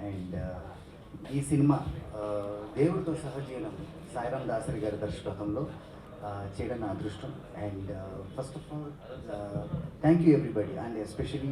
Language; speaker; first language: Telugu; native; Telugu